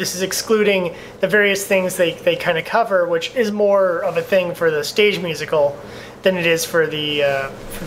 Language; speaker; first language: English; native; English